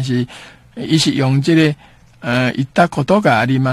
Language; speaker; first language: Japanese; non-native, fluent; Chinese